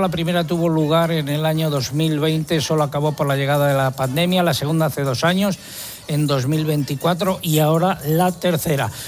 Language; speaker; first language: Spanish; native; Spanish